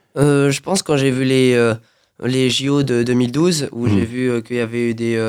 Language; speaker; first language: French; native; French